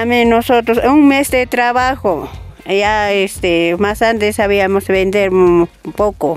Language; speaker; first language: Spanish; non-native, local second language; Aymara